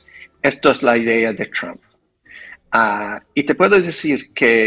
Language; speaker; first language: Spanish; non-native, fluent; English